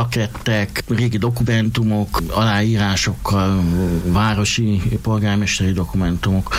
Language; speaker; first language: Hungarian; native; Hungarian